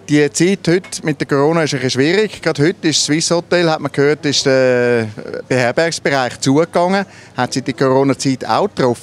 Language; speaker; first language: German; native; German